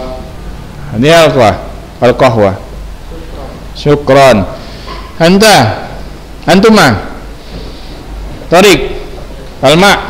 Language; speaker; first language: Arabic; non-native, fluent; Indonesian